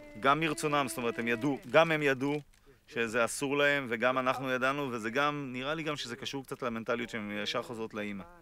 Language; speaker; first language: Hebrew; native; Hebrew